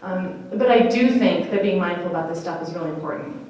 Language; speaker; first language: English; native; English